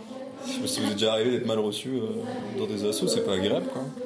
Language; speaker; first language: French; native; French